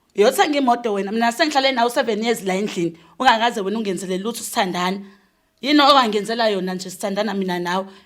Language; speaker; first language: Zulu; native; Zulu